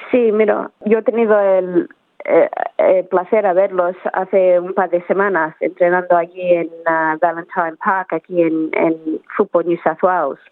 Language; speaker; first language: Spanish; early bilingual, heritage; Spanish